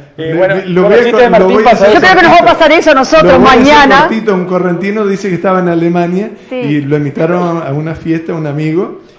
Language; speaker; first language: Spanish; native; Spanish